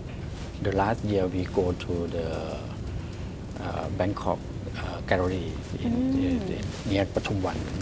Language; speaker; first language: English; non-native, learner; Thai